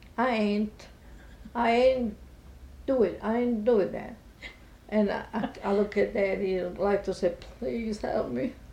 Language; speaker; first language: English; non-native, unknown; Italian